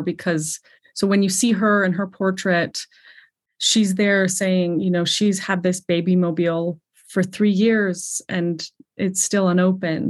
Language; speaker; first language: English; native; English